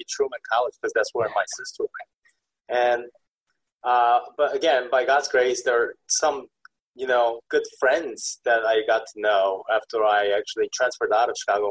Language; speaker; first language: English; early bilingual, other home language; Korean